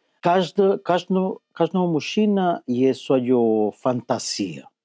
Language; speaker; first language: Russian; non-native, learner; Spanish